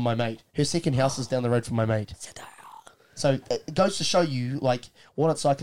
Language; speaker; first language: English; native; English